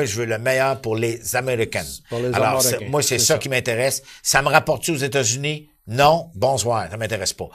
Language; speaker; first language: French; native; French